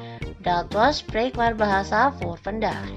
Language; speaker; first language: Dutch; non-native, fluent; Indonesian